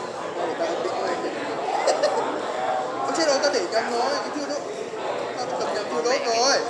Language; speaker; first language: Vietnamese; native; Vietnamese